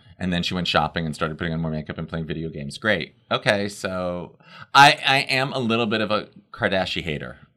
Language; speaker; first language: English; native; English